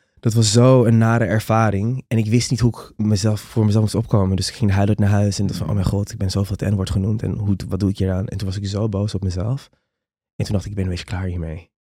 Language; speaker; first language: Dutch; non-native, local second language; Papiamento